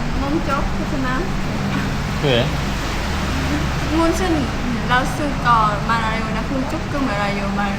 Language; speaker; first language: Korean; non-native, learner; Lao